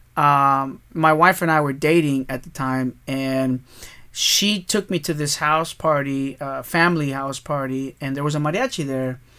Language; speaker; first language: English; early bilingual, other home language; Spanish